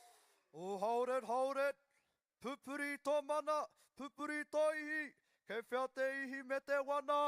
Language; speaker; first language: Māori; non-native, local second language; English